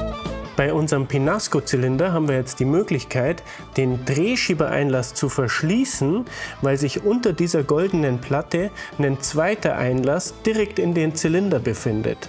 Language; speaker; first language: German; native; German